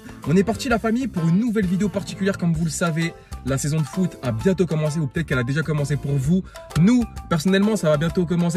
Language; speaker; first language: French; native; French